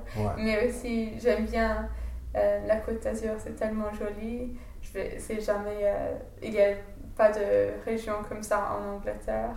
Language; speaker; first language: French; non-native, fluent; English